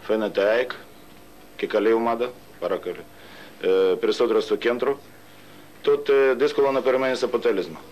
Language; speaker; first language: Greek; non-native, learner; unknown